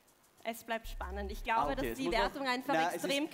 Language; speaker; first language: German; native; German